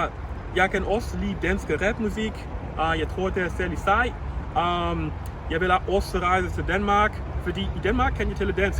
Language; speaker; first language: Danish; non-native, learner; English